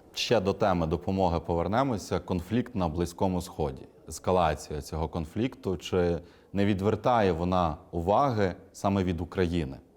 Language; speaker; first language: Ukrainian; native; Ukrainian